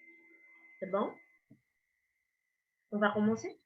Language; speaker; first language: French; non-native, fluent; Indonesian